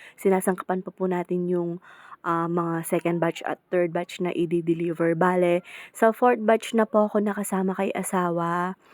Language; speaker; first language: Filipino; non-native, local second language; Pampanga